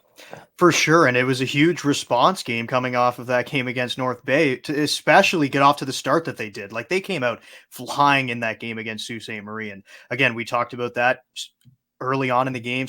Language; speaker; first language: English; native; English